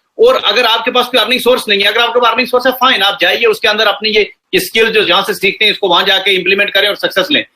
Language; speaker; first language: Urdu; non-native, local second language; Punjabi